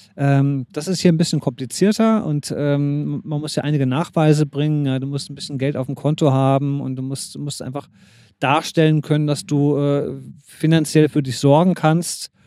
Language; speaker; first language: German; native; German